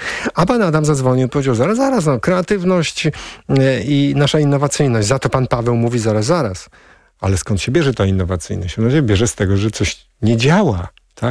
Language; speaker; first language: Polish; native; Polish